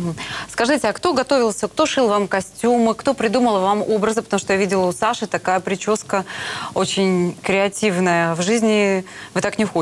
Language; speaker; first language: Russian; native; Russian